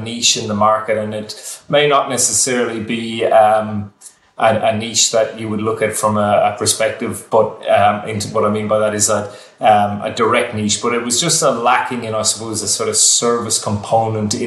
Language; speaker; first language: English; native; English